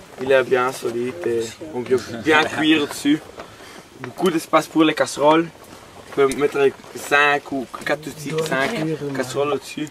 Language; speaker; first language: French; non-native, local second language; Dutch